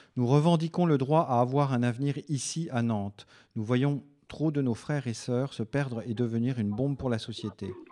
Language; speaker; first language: French; native; French